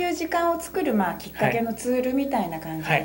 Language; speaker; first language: Japanese; native; Japanese